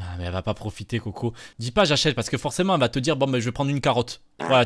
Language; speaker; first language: French; native; French